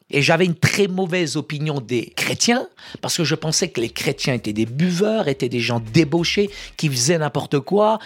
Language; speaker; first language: French; early bilingual, other home language; Arabic